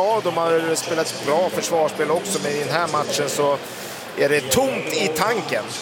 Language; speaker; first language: Swedish; native; Swedish